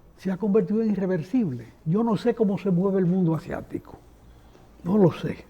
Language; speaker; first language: Spanish; native; Spanish